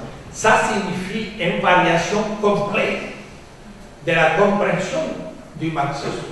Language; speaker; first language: French; non-native, fluent; Spanish